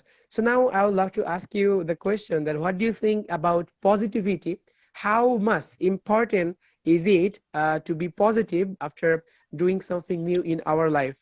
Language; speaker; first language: English; non-native, fluent; Bangla